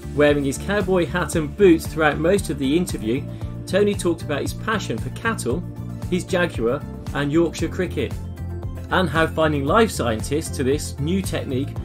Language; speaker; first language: English; native; English